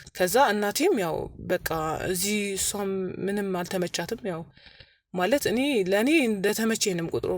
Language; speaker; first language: Amharic; native; Amharic